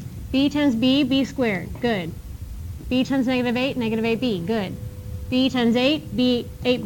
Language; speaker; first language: English; native; English